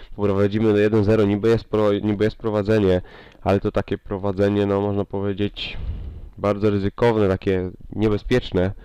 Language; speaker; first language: Polish; native; Polish